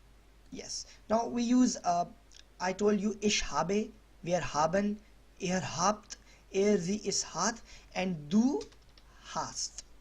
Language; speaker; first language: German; non-native, learner; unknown